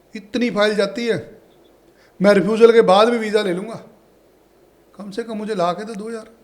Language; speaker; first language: Hindi; non-native, local second language; Punjabi